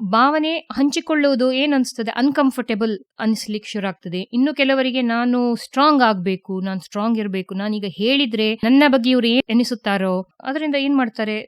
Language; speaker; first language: Kannada; native; Kannada